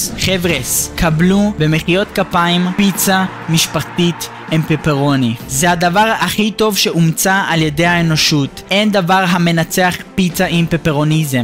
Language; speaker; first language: Hebrew; native; Hebrew